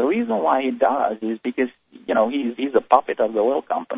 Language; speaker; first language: English; native; English